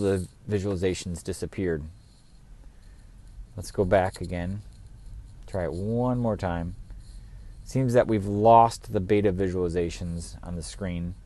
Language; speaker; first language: English; native; English